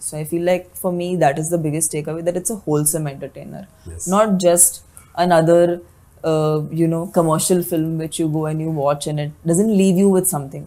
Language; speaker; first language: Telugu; non-native, fluent; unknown